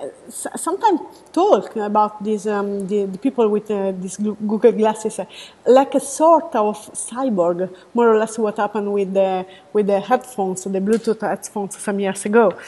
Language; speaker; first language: English; non-native, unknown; Italian